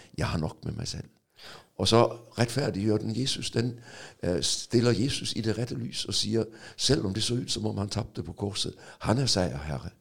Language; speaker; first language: Norwegian; non-native, fluent; Danish